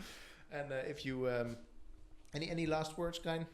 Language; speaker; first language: English; non-native, fluent; Dutch